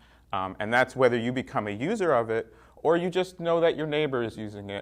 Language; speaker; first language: English; native; English